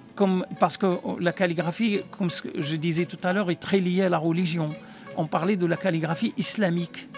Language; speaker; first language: French; non-native, local second language; Arabic